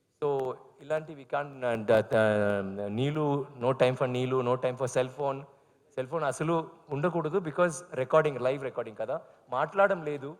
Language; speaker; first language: Telugu; non-native, learner; Tamil